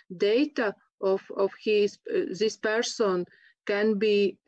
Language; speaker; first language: English; non-native, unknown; Latvian